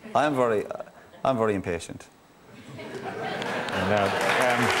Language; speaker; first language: English; native; English